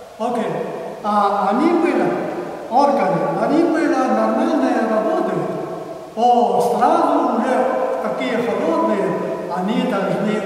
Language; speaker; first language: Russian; non-native, learner; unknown